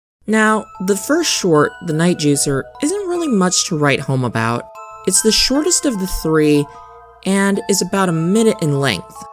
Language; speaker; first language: English; native; English